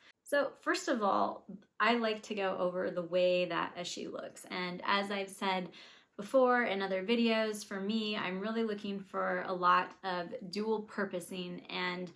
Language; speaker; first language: English; native; English